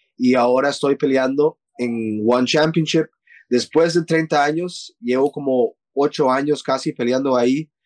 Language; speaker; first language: Spanish; early bilingual, heritage; Spanish